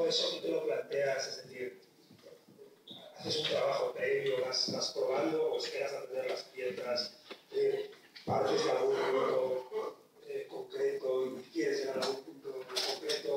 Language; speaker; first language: Spanish; native; Spanish